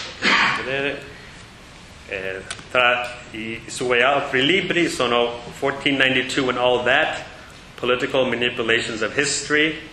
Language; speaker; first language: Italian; non-native, learner; English